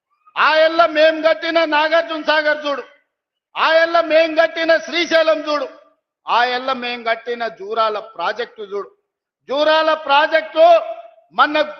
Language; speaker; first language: Telugu; native; Telugu